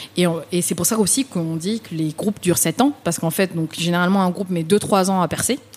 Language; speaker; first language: French; early bilingual, other home language; Vietnamese